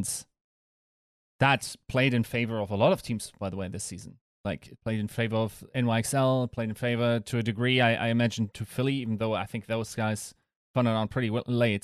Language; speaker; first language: English; non-native, fluent; German